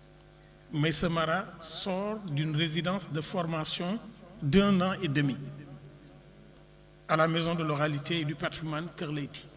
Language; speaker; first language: French; non-native, local second language; Wolof